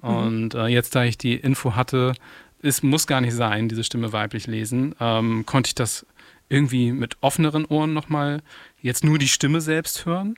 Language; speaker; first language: German; native; German